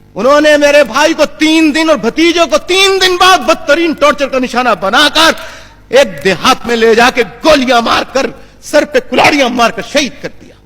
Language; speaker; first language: Urdu; native; Urdu